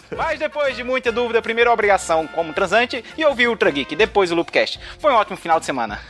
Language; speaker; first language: Portuguese; native; Portuguese